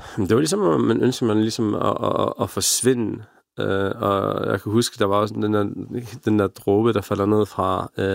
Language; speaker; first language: Danish; early bilingual, other home language; Arabic